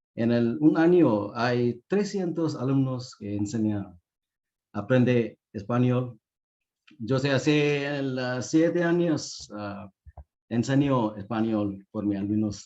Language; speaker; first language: Spanish; non-native, learner; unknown